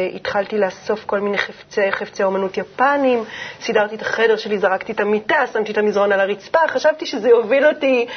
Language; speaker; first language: Hebrew; native; Hebrew